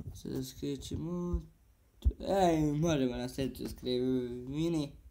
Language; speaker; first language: Bosnian; early bilingual, heritage; Bosnian